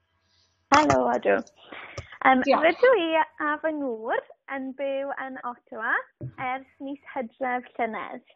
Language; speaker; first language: Welsh; non-native, learner; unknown